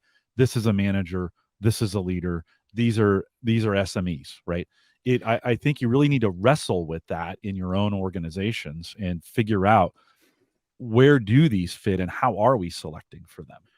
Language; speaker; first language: English; native; English